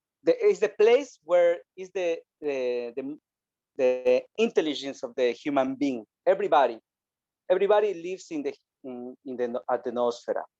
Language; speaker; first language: English; non-native, learner; Spanish